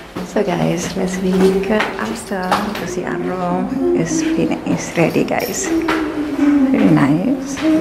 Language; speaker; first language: English; non-native, learner; Indonesian